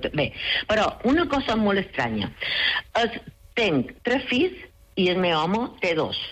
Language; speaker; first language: Catalan; non-native, local second language; Spanish